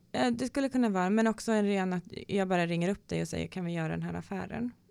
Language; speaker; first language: Swedish; native; Swedish